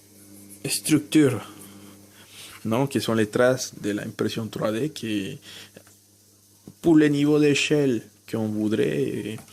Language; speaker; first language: French; non-native, fluent; Spanish